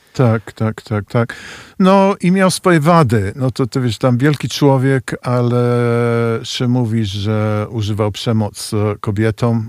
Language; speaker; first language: Polish; non-native, fluent; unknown